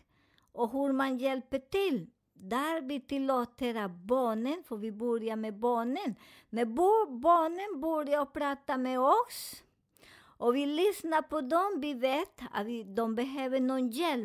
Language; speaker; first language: Swedish; non-native, learner; Spanish